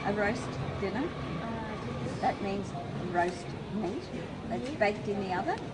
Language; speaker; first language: English; native; English